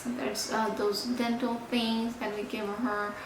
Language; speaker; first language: English; non-native, fluent; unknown